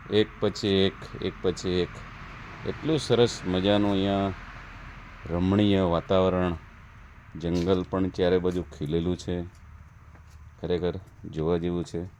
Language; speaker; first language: Gujarati; native; Gujarati